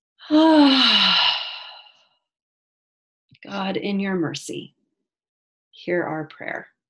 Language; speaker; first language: English; native; English